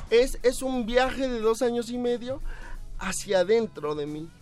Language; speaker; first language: Spanish; native; Spanish